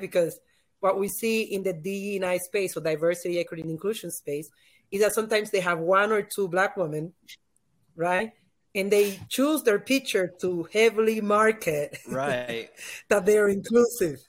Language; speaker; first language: English; non-native, fluent; Spanish